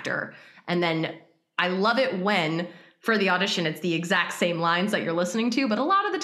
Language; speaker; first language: English; native; English